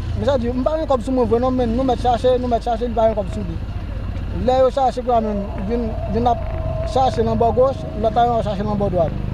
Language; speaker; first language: Haitian Creole; native; Haitian Creole